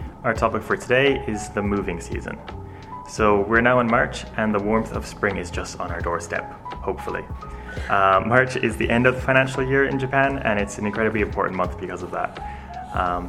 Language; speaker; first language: English; native; English